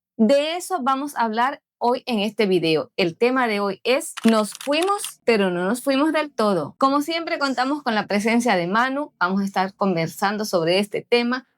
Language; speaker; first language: Spanish; native; Spanish